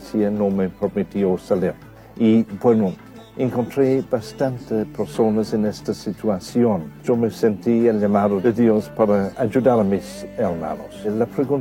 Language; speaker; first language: Spanish; non-native, fluent; English